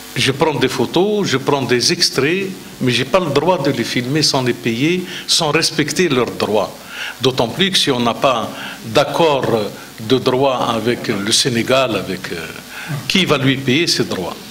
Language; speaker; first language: French; non-native, local second language; Arabic